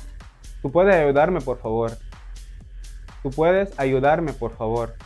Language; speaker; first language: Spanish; non-native, fluent; Portuguese